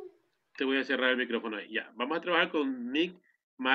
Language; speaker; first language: Spanish; native; Spanish